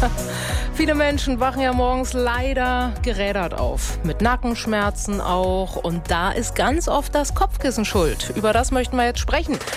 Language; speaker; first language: German; native; German